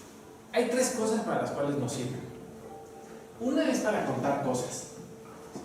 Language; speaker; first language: Spanish; native; Spanish